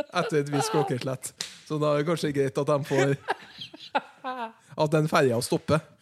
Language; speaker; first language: Norwegian; native; Norwegian